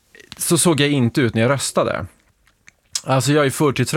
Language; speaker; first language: Swedish; native; Swedish